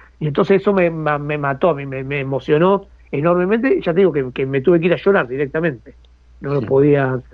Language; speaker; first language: Spanish; native; Spanish